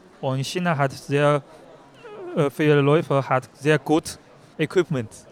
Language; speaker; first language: German; non-native, learner; Chinese